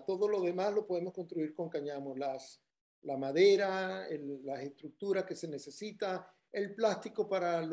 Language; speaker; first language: Spanish; native; Spanish